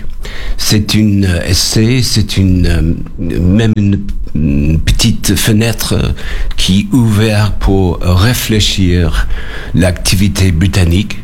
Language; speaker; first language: French; non-native, learner; English